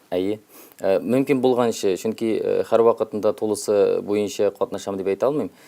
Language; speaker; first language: Tatar; early bilingual, heritage; Tatar